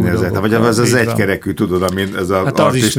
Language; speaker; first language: Hungarian; native; Hungarian